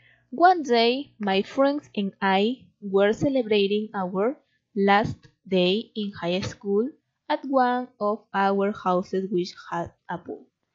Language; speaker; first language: English; non-native, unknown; Spanish